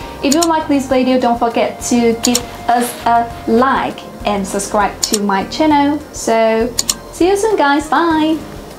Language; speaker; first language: English; non-native, fluent; Chinese